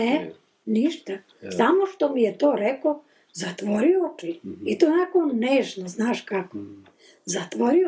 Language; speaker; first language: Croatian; non-native, local second language; Slovak